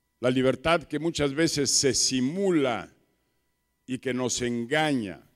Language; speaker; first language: Spanish; native; Spanish